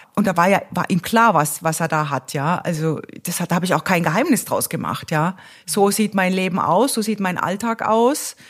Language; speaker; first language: German; native; German